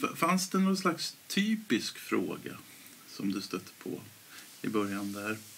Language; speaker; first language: Swedish; native; Swedish